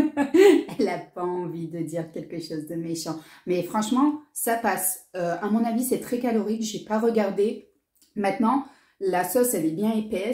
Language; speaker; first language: French; native; French